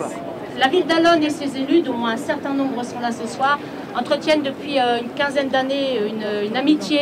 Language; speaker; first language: French; native; French